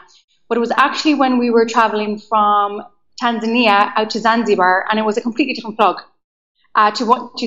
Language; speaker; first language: English; native; English